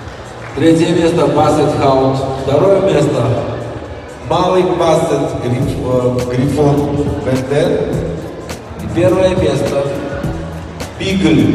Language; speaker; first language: Russian; non-native, fluent; Georgian